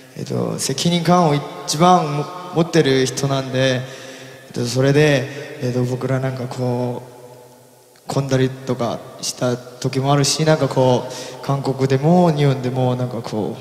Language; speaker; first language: Japanese; non-native, fluent; Korean